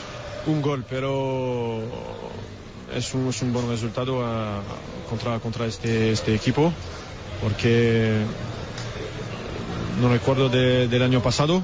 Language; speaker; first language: Spanish; non-native, learner; French